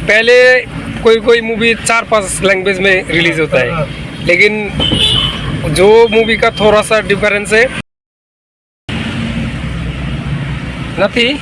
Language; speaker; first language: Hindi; non-native, local second language; Bangla